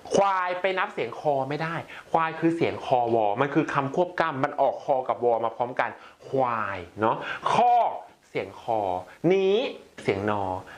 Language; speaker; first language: Thai; native; Thai